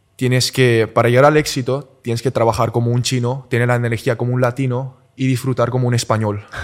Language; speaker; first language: Spanish; early bilingual, other home language; Chinese